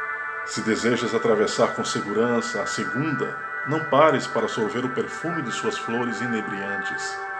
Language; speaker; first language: Portuguese; native; Portuguese